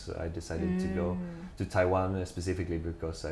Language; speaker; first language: English; non-native, fluent; Swedish